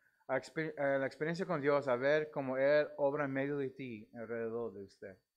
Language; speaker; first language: Spanish; non-native, fluent; English